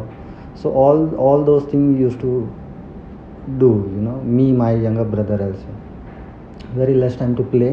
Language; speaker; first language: English; non-native, local second language; Marathi